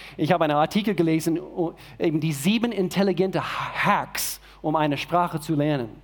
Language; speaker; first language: German; non-native, fluent; English